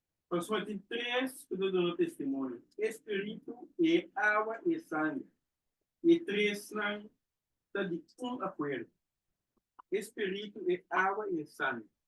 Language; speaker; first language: Portuguese; non-native, learner; Papiamento